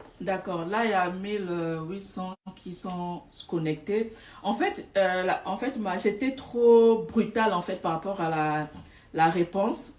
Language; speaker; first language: French; non-native, local second language; Lingala